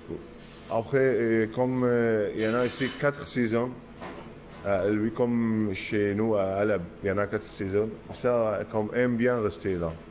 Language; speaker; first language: French; non-native, learner; Arabic